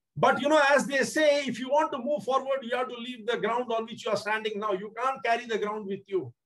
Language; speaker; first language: English; non-native, local second language; Tamil